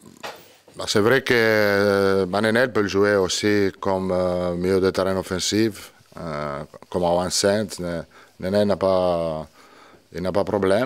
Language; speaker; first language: French; non-native, learner; Italian